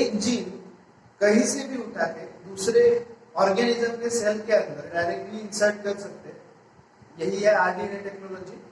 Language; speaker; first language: Hindi; non-native, local second language; Marathi